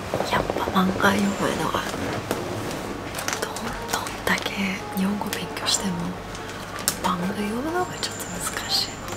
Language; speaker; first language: Japanese; non-native, fluent; English